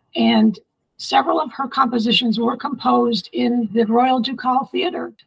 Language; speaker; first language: English; early bilingual, other home language; Italian